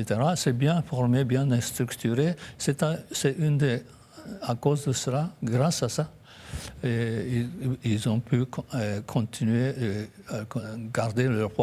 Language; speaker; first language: French; non-native, fluent; Japanese